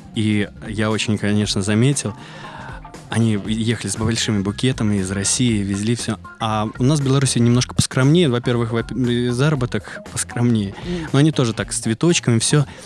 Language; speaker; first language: Russian; native; Russian